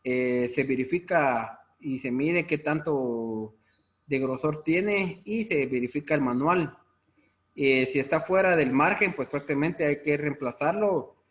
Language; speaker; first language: Spanish; native; Spanish